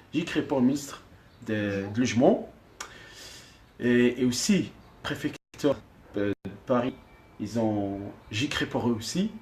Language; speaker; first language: French; non-native, learner; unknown